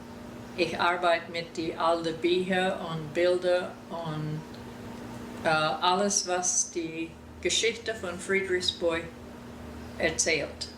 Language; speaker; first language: German; early bilingual, heritage; German